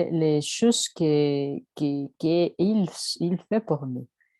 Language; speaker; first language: French; non-native, learner; Spanish